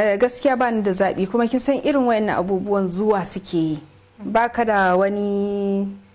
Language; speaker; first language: Hausa; native; Hausa